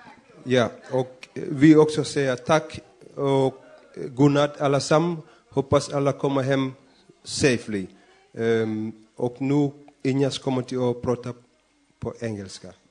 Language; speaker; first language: Swedish; non-native, fluent; Persian